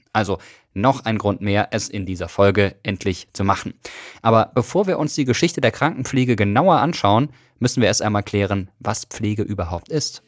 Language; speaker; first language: German; native; German